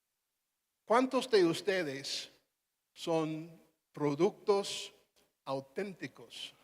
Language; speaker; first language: Spanish; non-native, fluent; English